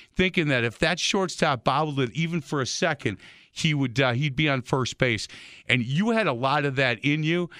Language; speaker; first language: English; native; English